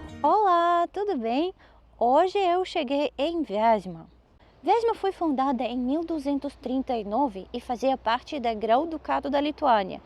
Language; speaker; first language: Portuguese; non-native, fluent; Russian